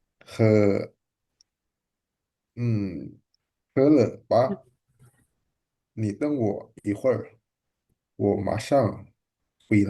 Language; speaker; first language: Chinese; non-native, learner; Indonesian